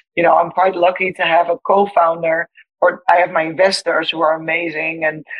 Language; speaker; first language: English; non-native, fluent; Dutch